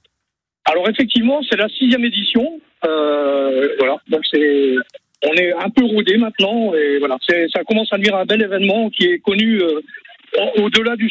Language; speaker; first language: French; native; French